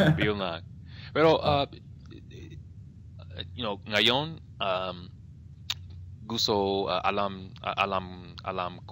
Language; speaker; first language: Filipino; non-native, learner; English